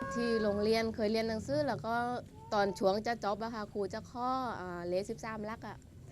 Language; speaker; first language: Thai; early bilingual, heritage; Thai